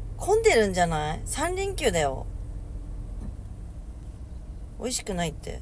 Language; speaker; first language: Japanese; native; Japanese